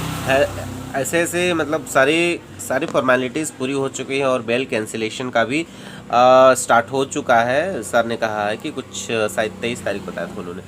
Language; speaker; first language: Hindi; native; Hindi